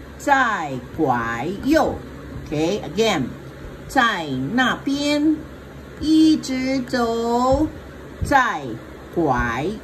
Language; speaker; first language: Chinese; non-native, fluent; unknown